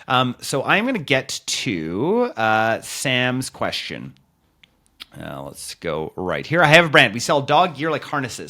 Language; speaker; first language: English; native; English